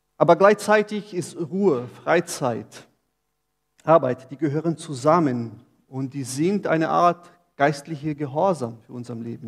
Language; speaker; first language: German; non-native, fluent; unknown